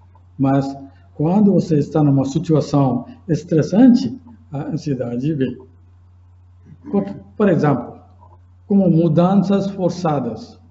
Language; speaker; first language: Portuguese; non-native, fluent; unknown